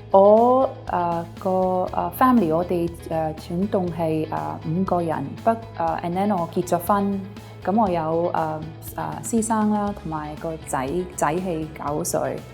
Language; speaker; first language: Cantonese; non-native, local second language; Sindhi